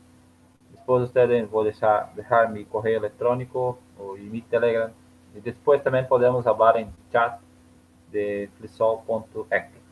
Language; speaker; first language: Spanish; non-native, learner; Portuguese